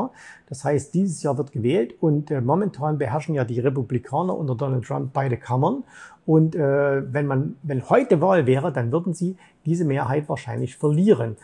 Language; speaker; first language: German; native; German